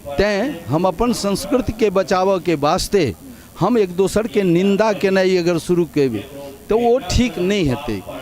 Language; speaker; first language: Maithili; native; Maithili